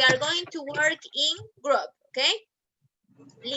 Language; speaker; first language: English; non-native, fluent; Spanish